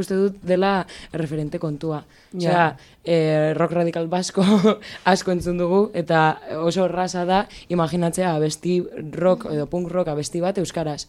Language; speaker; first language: Basque; non-native, local second language; Spanish